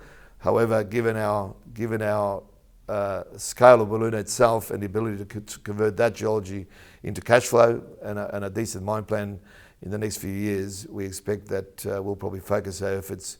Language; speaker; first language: English; native; English